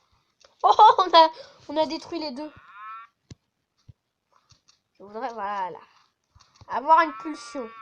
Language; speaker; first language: French; native; French